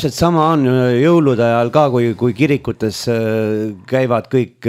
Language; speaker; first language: Estonian; native; Estonian